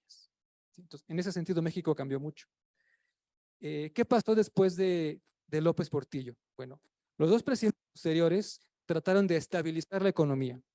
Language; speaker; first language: Spanish; native; Spanish